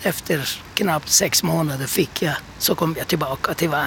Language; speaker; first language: Swedish; non-native, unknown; Turkish